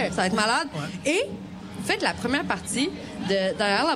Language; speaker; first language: French; native; French